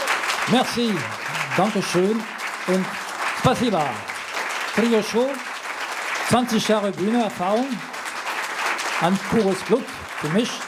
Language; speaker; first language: German; non-native, fluent; French